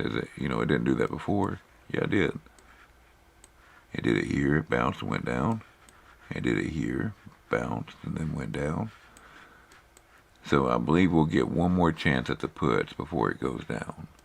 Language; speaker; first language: English; native; English